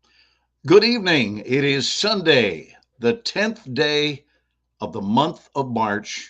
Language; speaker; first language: English; native; English